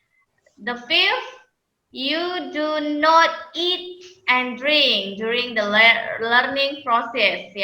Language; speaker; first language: English; non-native, fluent; Indonesian